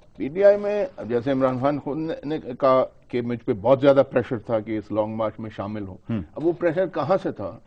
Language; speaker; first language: Urdu; non-native, local second language; Pashto